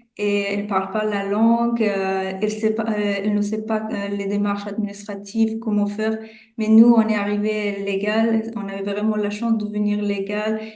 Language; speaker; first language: French; non-native, fluent; Persian